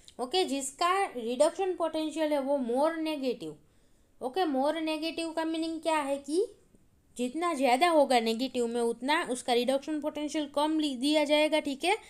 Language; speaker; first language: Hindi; non-native, local second language; Gujarati